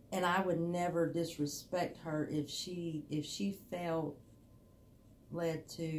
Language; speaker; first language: English; native; English